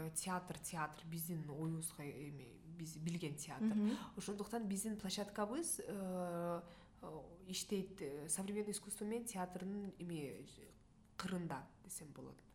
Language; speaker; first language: Kyrgyz; non-native, local second language; Russian